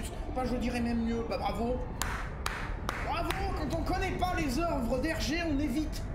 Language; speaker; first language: French; native; French